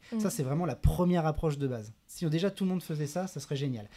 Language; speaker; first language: French; native; French